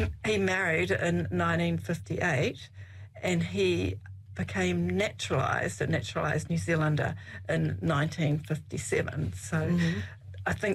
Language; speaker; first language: English; native; English